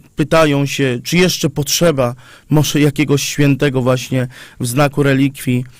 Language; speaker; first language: Polish; native; Polish